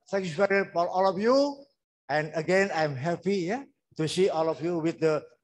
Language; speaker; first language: English; non-native, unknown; Indonesian